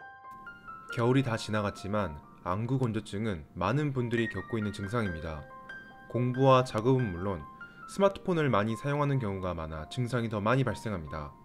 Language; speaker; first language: Korean; native; Korean